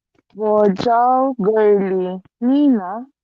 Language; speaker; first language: Chinese; non-native, learner; Filipino